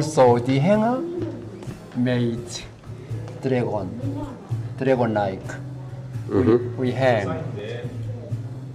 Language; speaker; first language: English; non-native, learner; Korean